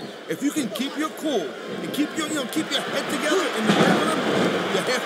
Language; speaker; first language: English; native; English